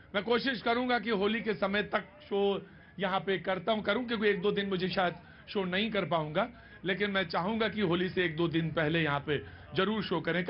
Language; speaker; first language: Hindi; native; Hindi